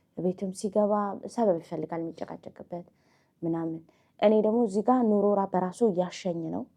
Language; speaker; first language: Amharic; native; Amharic